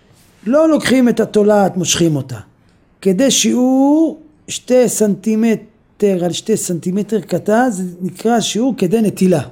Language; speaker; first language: Hebrew; native; Hebrew